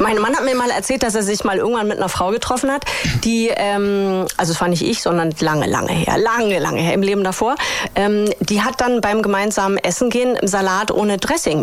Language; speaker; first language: German; native; German